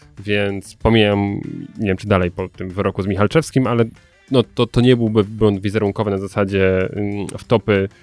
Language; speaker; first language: Polish; native; Polish